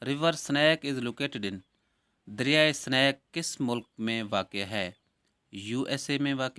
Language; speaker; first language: Urdu; native; Urdu